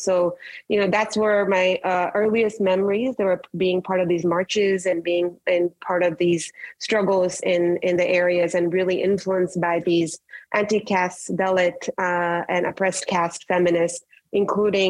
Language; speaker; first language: English; non-native, local second language; Marathi